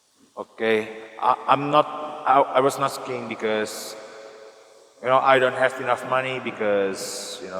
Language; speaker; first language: English; non-native, learner; Indonesian